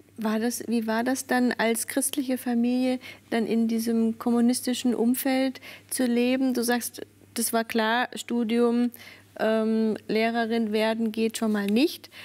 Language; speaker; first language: German; native; German